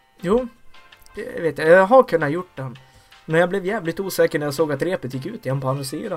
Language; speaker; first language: Swedish; native; Swedish